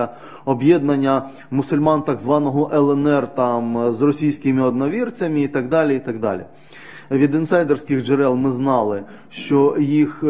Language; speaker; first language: Ukrainian; native; Ukrainian